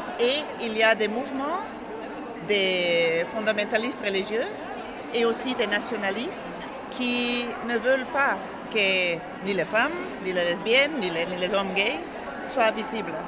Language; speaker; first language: French; non-native, learner; German